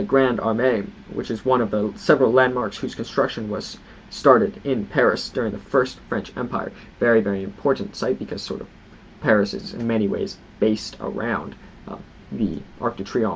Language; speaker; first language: English; native; English